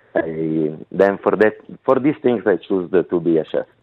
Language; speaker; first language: English; non-native, learner; Italian